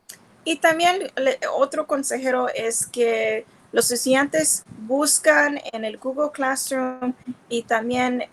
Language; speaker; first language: Spanish; early bilingual, heritage; Spanish